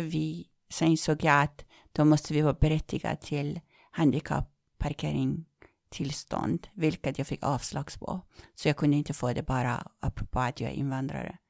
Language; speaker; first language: Swedish; non-native, fluent; Persian